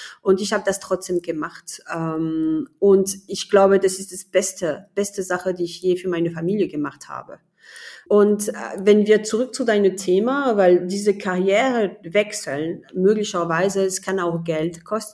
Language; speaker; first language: German; non-native, fluent; French